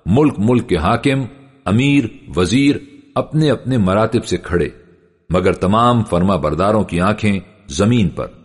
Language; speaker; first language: Urdu; native; Urdu